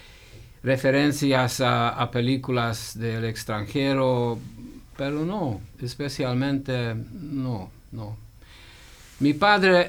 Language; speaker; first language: Spanish; non-native, fluent; Hungarian